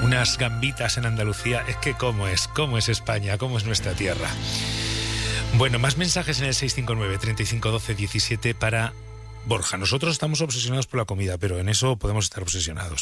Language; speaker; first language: Spanish; native; Spanish